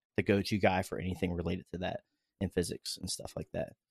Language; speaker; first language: English; native; English